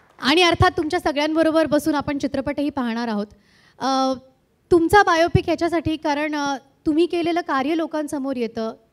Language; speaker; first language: Marathi; native; Marathi